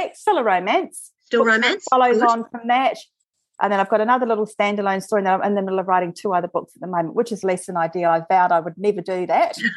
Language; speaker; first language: English; native; English